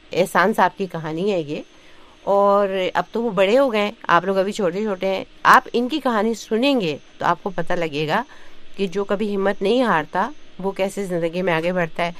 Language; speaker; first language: Urdu; native; Urdu